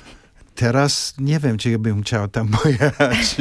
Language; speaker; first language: Polish; non-native, fluent; English